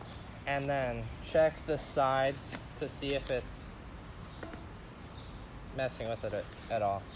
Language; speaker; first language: English; native; English